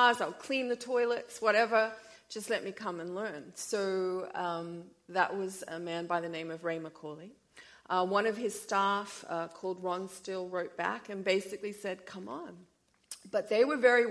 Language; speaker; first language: English; native; English